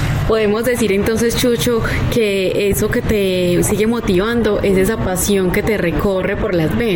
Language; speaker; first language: Spanish; native; Spanish